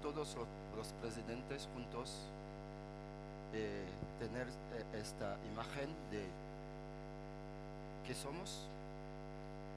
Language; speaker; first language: Spanish; non-native, fluent; French